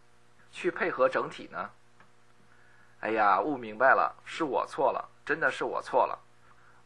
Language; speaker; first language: Chinese; native; Chinese